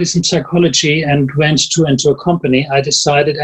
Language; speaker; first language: English; non-native, fluent; German